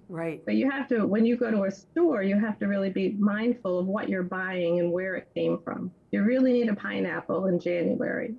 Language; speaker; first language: English; native; English